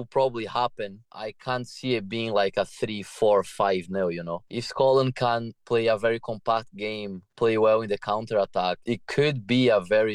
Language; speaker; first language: English; non-native, fluent; Portuguese